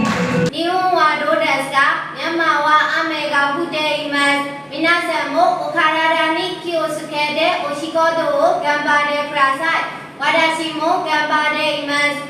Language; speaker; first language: Japanese; non-native, learner; Burmese